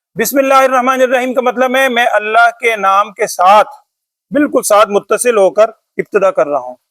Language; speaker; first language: Urdu; native; Urdu